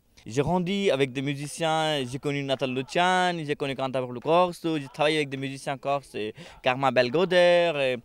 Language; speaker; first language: French; non-native, learner; Hindi